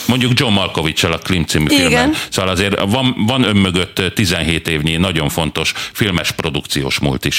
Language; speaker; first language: Hungarian; native; Hungarian